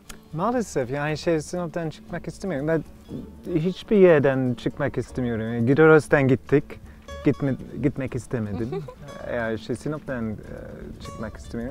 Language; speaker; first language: Turkish; non-native, learner; English